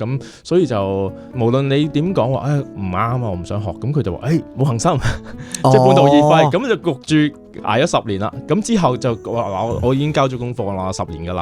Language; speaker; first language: Cantonese; native; Cantonese